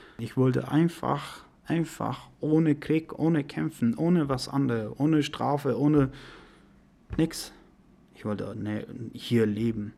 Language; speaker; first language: German; non-native, learner; Persian